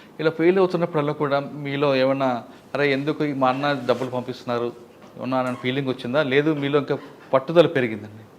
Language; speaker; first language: Telugu; native; Telugu